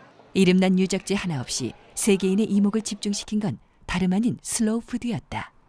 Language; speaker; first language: Korean; native; Korean